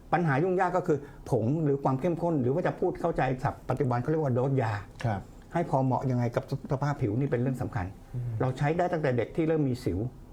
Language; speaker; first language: Thai; native; Thai